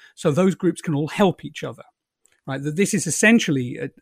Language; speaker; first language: English; native; English